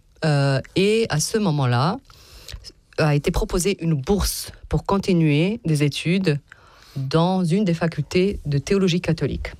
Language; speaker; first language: French; non-native, fluent; Serbian